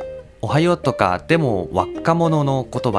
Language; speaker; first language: Japanese; non-native, learner; Thai